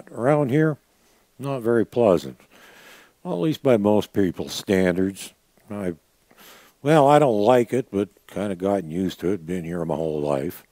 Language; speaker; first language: English; native; English